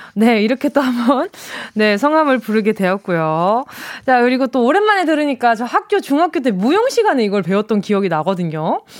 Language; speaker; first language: Korean; native; Korean